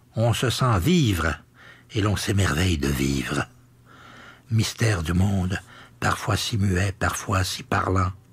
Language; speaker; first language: French; native; French